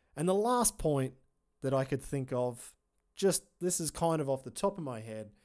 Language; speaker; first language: English; native; English